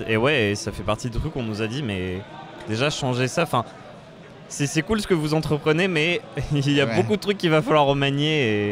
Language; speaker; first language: French; native; French